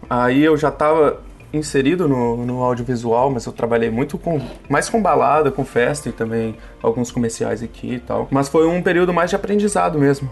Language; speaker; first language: Portuguese; native; Portuguese